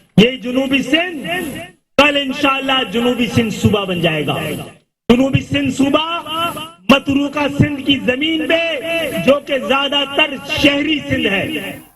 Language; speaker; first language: Urdu; native; Urdu